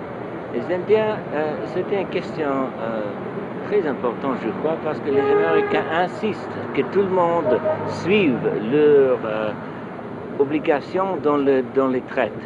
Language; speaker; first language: French; non-native, fluent; English